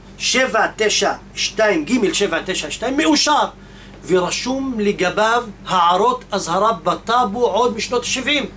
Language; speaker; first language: Hebrew; non-native, local second language; Arabic